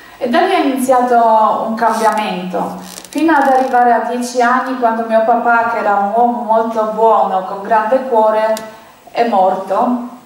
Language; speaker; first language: Italian; non-native, fluent; Polish